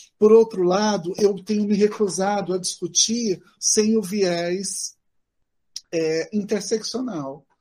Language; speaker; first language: Portuguese; native; Portuguese